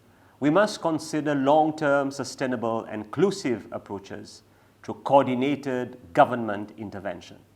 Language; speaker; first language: English; non-native, local second language; Seselwa Creole French